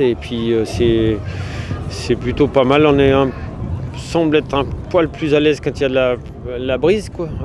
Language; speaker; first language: French; native; French